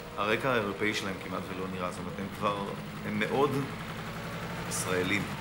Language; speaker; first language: Hebrew; native; Hebrew